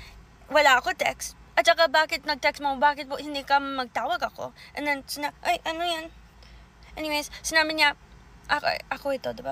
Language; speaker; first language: Filipino; early bilingual, heritage; English